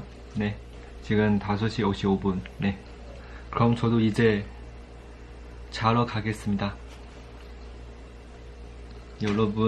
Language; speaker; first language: Korean; non-native, fluent; Chinese